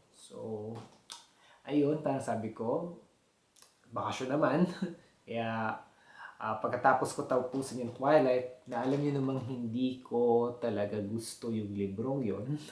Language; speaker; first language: Filipino; native; Filipino